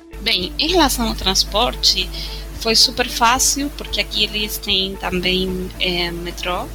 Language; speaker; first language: Portuguese; non-native, fluent; Spanish